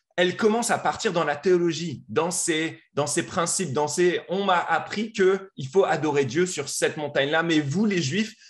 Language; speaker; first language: French; native; French